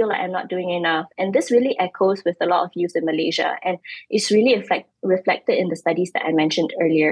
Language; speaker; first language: English; non-native, local second language; Malay